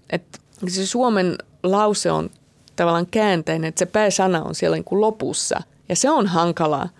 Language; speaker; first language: Finnish; non-native, fluent; Slovak